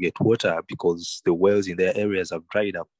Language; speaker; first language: English; non-native, local second language; Ganda